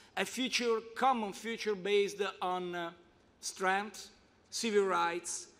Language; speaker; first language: English; non-native, fluent; Italian